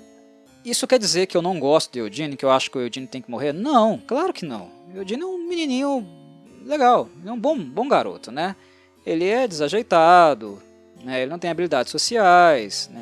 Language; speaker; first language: Portuguese; native; Portuguese